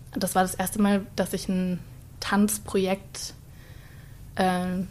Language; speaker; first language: German; native; German